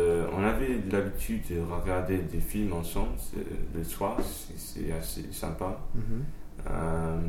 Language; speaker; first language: French; non-native, fluent; English